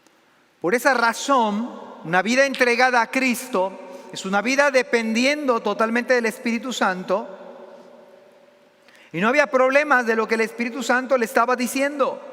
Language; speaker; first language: Spanish; native; Spanish